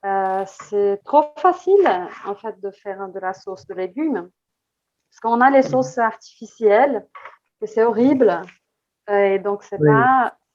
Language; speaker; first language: French; non-native, fluent; Portuguese